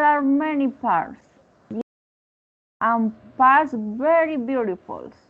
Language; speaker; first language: English; non-native, learner; Spanish